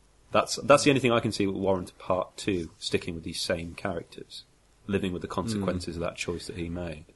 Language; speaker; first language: English; native; English